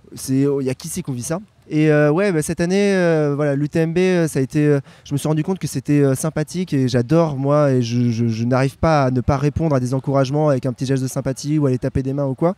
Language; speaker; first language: French; native; French